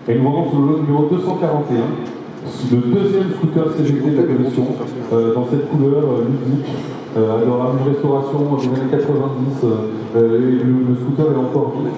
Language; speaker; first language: French; native; French